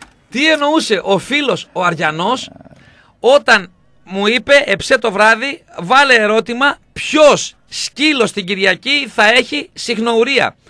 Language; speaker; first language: Greek; native; Greek